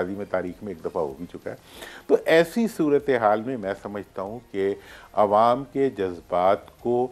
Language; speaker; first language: Urdu; native; Urdu